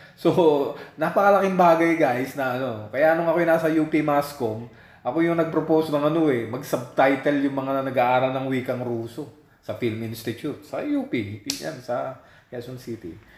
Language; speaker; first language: Filipino; native; Filipino